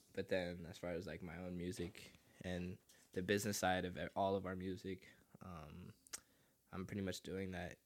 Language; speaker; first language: English; early bilingual, other home language; Filipino